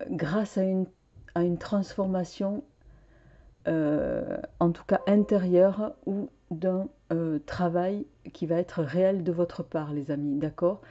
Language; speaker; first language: French; native; French